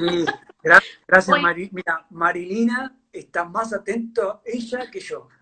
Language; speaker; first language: Spanish; native; Spanish